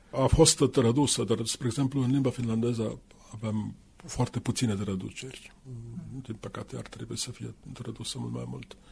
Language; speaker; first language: Romanian; non-native, fluent; Finnish